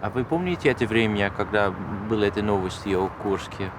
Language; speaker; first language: Russian; non-native, fluent; Dutch